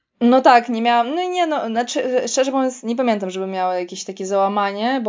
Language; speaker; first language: Polish; non-native, fluent; Russian